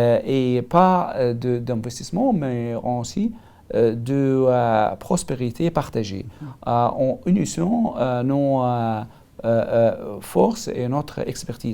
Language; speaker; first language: French; non-native, learner; Arabic